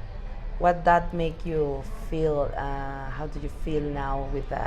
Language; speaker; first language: English; non-native, learner; Spanish